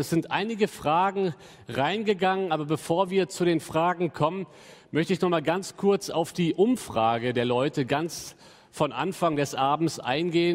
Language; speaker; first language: German; native; German